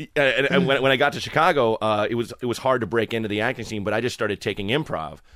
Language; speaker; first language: English; native; English